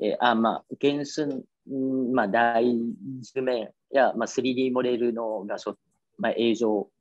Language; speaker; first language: Japanese; non-native, fluent; Vietnamese